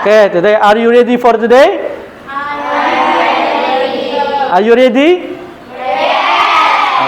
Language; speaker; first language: English; non-native, learner; Indonesian